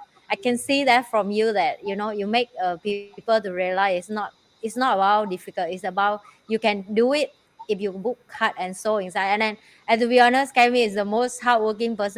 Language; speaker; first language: English; non-native, fluent; Vietnamese